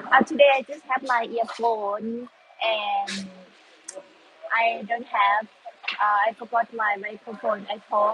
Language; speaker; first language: English; non-native, learner; Thai